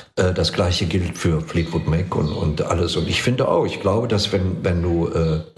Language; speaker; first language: German; non-native, fluent; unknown